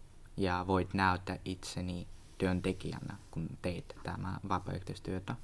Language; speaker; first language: Finnish; non-native, learner; Russian